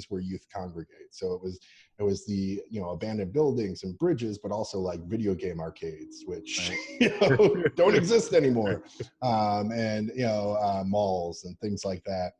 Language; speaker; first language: English; native; English